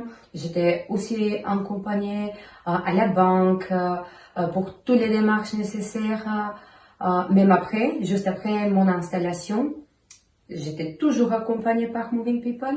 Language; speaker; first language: French; non-native, fluent; Bulgarian